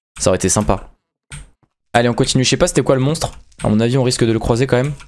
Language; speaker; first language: French; native; French